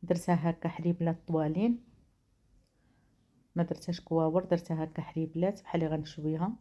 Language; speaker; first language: Arabic; native; Arabic